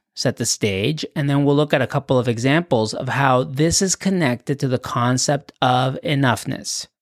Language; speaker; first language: English; non-native, fluent; Spanish